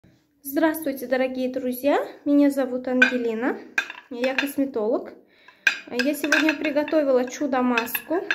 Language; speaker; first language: Russian; non-native, local second language; Uzbek